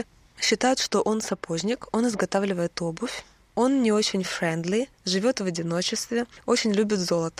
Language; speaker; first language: Russian; native; Russian